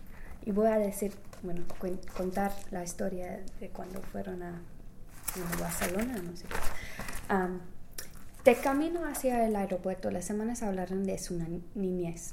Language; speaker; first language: Spanish; non-native, fluent; English